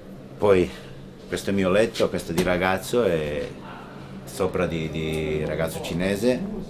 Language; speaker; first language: Italian; non-native, fluent; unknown